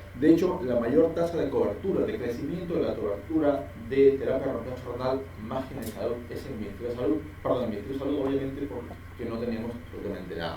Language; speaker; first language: Spanish; native; Spanish